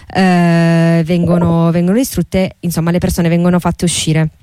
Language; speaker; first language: Italian; native; Italian